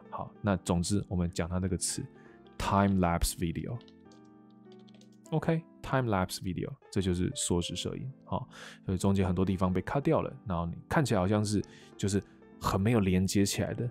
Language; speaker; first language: Chinese; native; Chinese